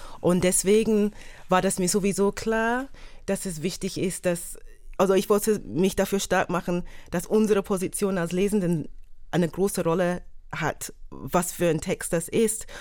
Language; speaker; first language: German; non-native, fluent; English